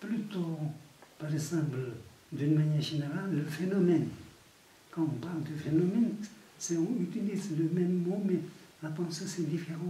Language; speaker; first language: French; non-native, fluent; Tibetan